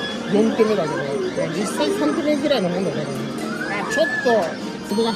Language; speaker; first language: Japanese; native; Japanese